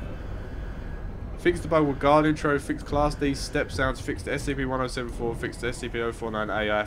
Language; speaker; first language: English; native; English